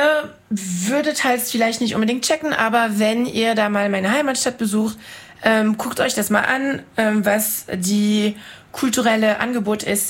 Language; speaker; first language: German; non-native, fluent; French